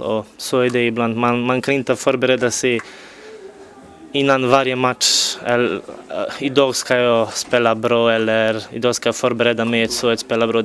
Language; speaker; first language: Swedish; non-native, fluent; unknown